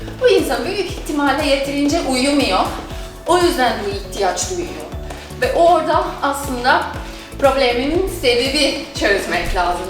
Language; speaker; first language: Turkish; non-native, fluent; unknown